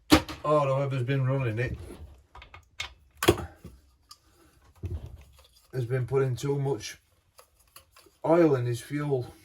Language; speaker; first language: English; native; English